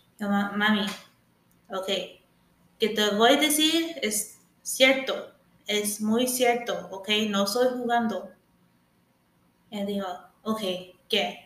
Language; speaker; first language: Spanish; early bilingual, heritage; English